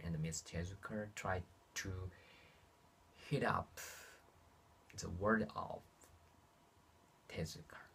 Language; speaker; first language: English; non-native, learner; Japanese